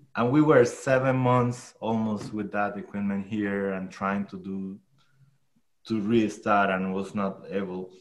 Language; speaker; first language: English; non-native, fluent; Spanish